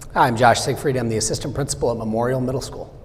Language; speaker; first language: English; native; English